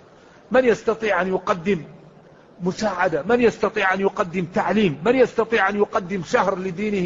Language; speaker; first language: Arabic; native; Arabic